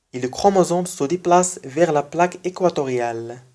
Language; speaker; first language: French; non-native, fluent; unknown